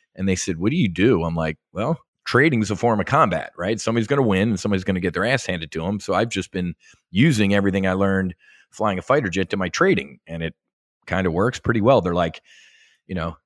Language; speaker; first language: English; native; English